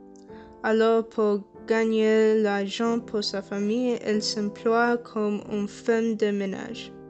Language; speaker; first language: French; non-native, learner; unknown